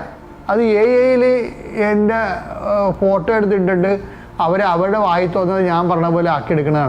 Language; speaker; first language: Malayalam; native; Malayalam